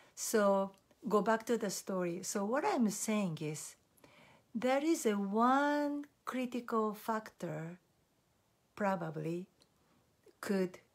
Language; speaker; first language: English; non-native, fluent; Japanese